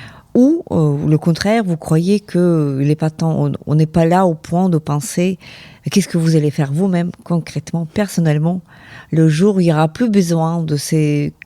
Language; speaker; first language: French; non-native, fluent; Ukrainian